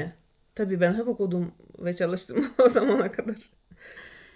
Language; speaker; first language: Turkish; non-native, fluent; Russian